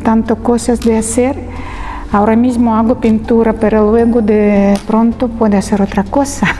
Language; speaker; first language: Spanish; non-native, learner; Russian